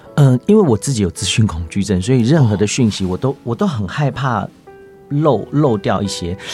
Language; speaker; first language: Chinese; non-native, local second language; Hakka Chinese